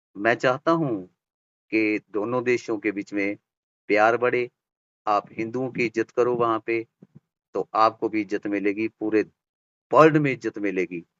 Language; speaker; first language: Hindi; native; Hindi